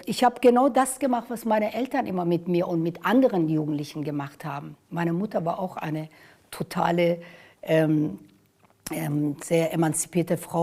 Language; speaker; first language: German; non-native, fluent; Persian